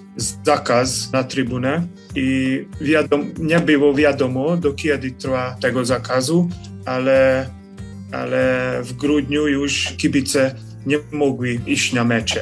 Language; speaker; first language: Polish; non-native, fluent; Hungarian